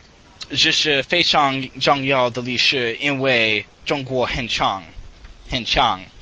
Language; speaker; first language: Chinese; non-native, learner; English